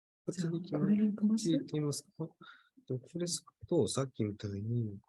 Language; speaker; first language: Japanese; native; Japanese